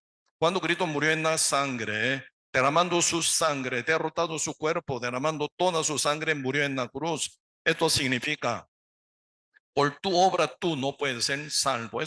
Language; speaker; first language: Spanish; non-native, learner; Korean